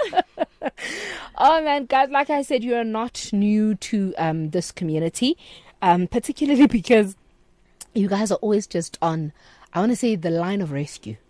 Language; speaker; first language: English; non-native, local second language; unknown